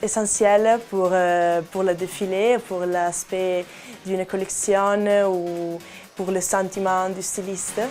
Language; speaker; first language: French; non-native, local second language; Italian